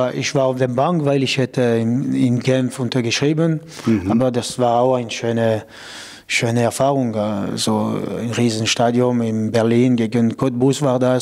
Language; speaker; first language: German; non-native, local second language; French